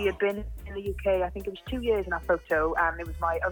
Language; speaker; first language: English; native; English